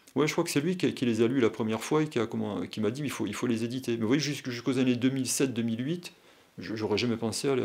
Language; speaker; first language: French; native; French